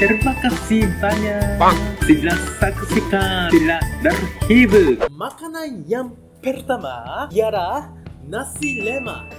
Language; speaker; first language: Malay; non-native, learner; Japanese